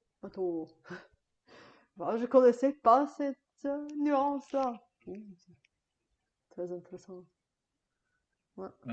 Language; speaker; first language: French; non-native, fluent; Bulgarian